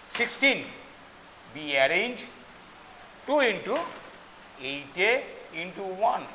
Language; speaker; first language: English; non-native, local second language; Bangla